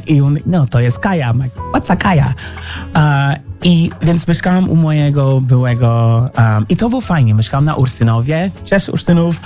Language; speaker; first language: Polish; non-native, fluent; English